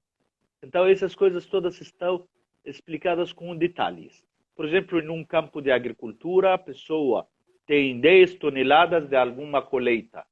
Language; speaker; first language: Portuguese; non-native, fluent; Arabic